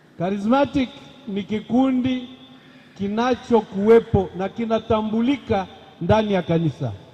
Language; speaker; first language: Swahili; native; Swahili